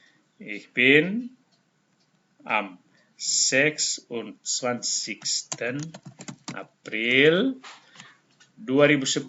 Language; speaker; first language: German; non-native, fluent; Indonesian